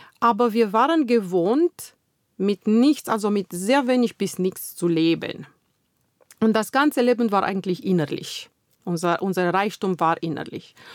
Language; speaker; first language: German; non-native, fluent; Romanian